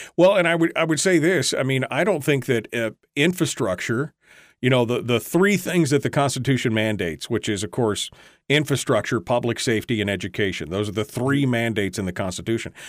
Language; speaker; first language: English; native; English